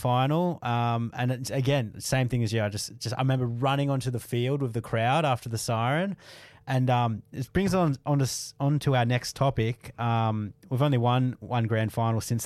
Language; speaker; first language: English; native; English